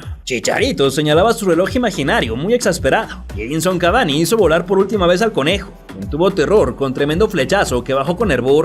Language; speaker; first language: Spanish; native; Spanish